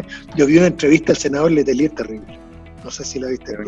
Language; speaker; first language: Spanish; native; Spanish